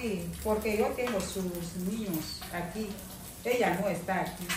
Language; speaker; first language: Spanish; non-native, learner; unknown